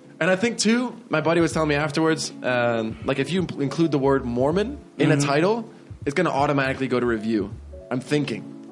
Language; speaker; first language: English; native; English